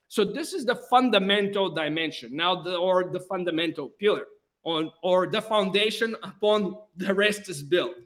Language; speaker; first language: English; non-native, fluent; Bulgarian